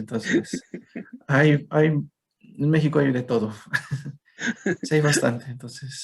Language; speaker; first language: Spanish; native; Spanish